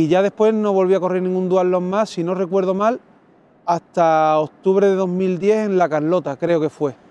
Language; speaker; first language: Spanish; native; Spanish